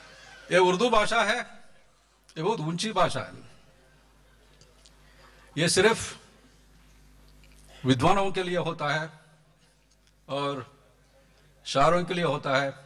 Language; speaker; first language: Hindi; non-native, local second language; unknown